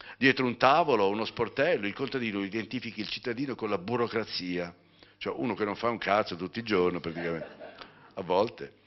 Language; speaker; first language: Italian; native; Italian